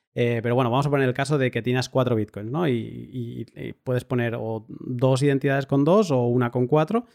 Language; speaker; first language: Spanish; native; Spanish